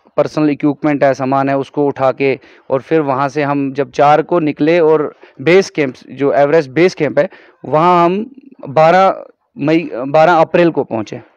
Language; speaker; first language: Hindi; non-native, local second language; Kashmiri